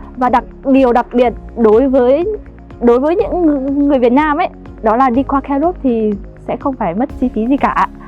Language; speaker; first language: Vietnamese; native; Vietnamese